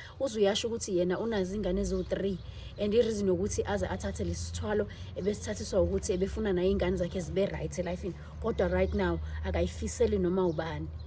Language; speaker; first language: Zulu; native; Zulu